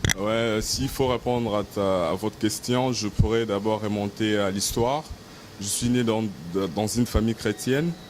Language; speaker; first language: French; non-native, local second language; Lingala